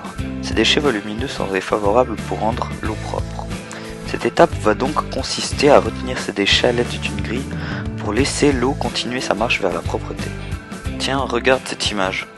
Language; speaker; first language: French; native; French